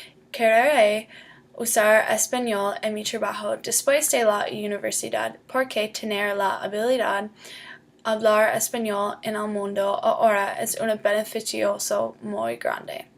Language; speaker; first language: Spanish; non-native, learner; English